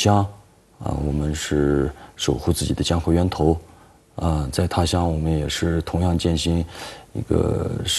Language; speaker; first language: Chinese; native; Chinese